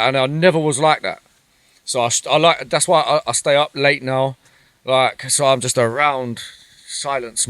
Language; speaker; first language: English; native; English